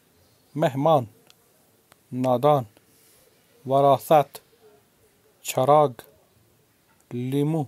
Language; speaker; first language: Persian; non-native, fluent; Urdu